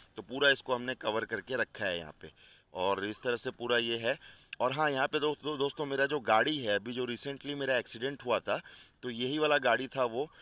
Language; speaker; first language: Hindi; non-native, local second language; Odia